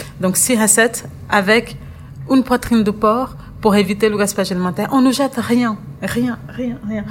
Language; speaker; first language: French; non-native, fluent; Portuguese